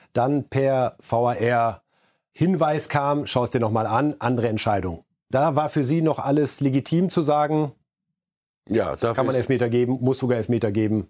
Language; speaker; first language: German; native; German